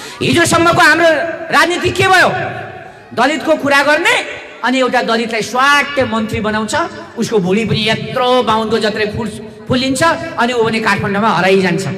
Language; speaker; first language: Nepali; non-native, local second language; Limbu